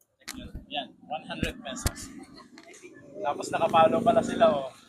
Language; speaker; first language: Filipino; non-native, local second language; Pangasinan